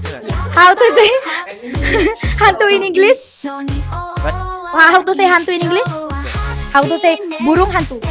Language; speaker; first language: English; non-native, fluent; Indonesian